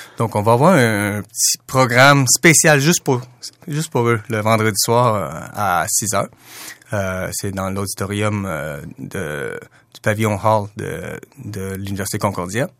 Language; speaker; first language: French; non-native, fluent; Chinese